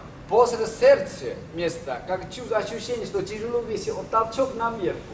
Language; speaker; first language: Russian; non-native, learner; Chinese